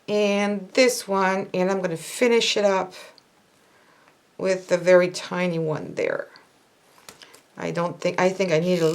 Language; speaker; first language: English; non-native, fluent; French